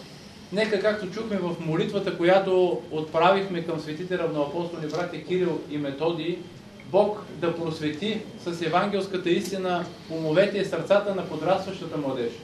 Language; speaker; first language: Bulgarian; native; Bulgarian